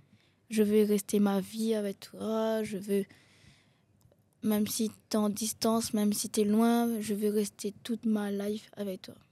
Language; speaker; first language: French; non-native, local second language; Réunion Creole French